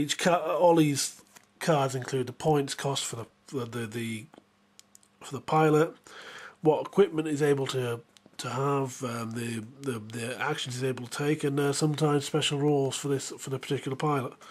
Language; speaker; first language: English; native; English